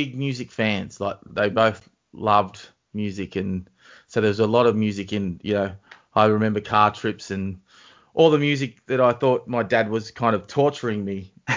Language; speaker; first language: English; native; English